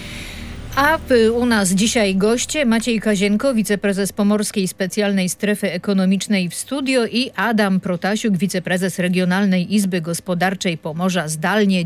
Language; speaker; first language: Polish; native; Polish